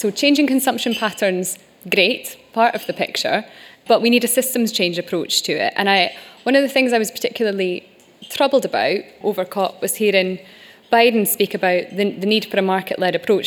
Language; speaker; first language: English; native; English